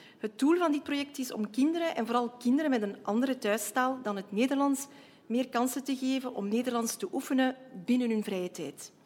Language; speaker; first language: Dutch; native; Dutch